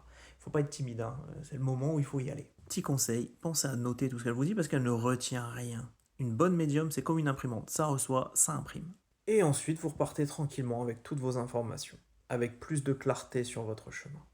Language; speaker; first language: French; native; French